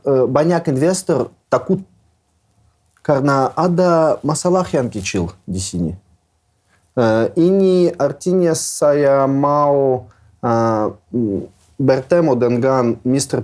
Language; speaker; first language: Indonesian; non-native, learner; Russian